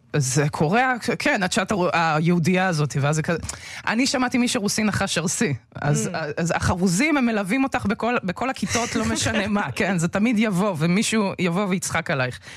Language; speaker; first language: Hebrew; early bilingual, other home language; Russian